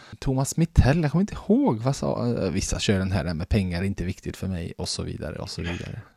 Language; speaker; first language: Swedish; native; Swedish